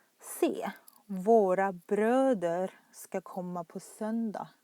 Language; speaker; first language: Swedish; non-native, fluent; Thai